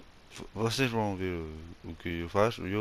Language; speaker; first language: Portuguese; non-native, learner; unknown